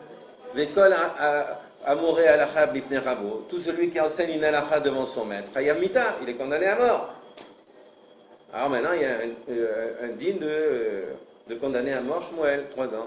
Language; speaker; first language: French; native; French